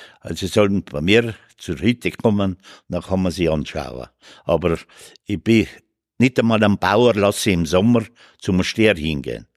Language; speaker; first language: German; native; German